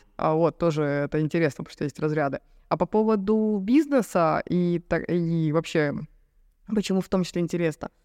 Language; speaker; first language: Russian; native; Russian